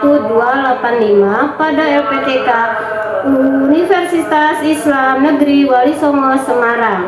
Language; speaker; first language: Indonesian; native; Indonesian